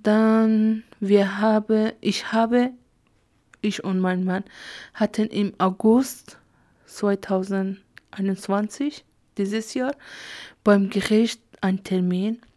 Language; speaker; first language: German; non-native, learner; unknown